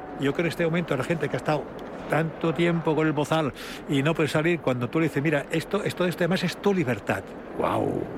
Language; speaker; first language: Spanish; native; Spanish